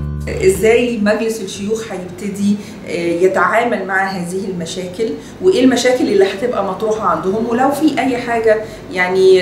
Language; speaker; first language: Arabic; native; Arabic